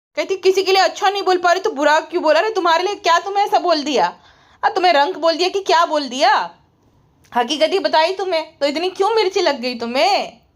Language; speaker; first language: Hindi; native; Hindi